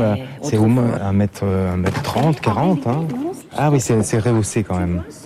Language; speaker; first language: French; native; French